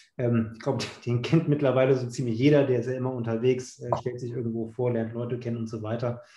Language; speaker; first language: German; native; German